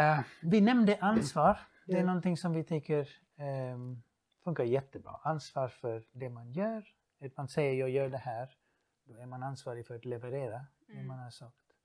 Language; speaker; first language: Swedish; non-native, fluent; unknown